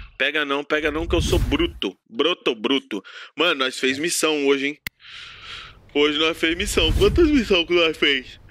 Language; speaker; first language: Portuguese; native; Portuguese